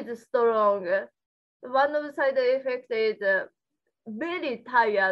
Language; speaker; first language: English; non-native, learner; Japanese